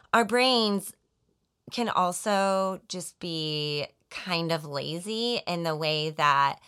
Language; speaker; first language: English; native; English